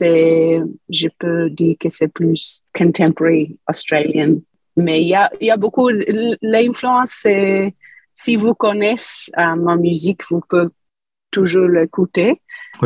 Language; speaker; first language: French; non-native, fluent; English